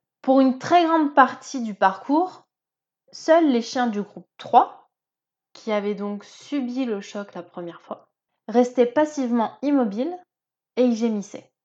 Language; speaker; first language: French; native; French